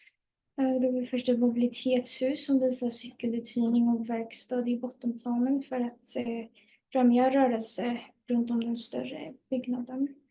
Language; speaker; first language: Swedish; native; Swedish